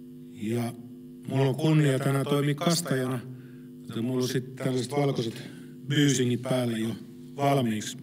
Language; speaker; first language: Finnish; native; Finnish